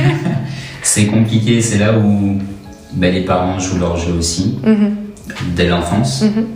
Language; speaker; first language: French; native; French